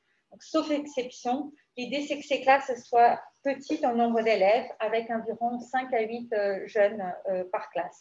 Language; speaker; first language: French; native; French